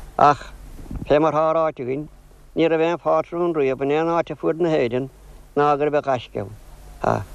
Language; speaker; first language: Irish; native; Irish